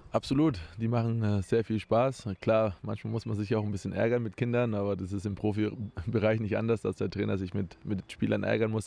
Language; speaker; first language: German; native; German